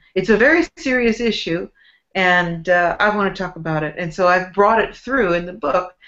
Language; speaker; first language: English; native; English